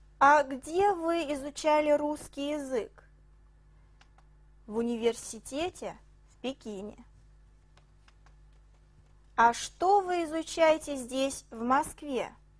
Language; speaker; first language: Russian; non-native, fluent; Chinese